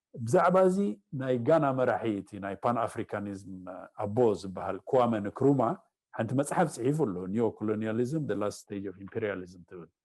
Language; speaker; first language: Tigrinya; native; Tigrinya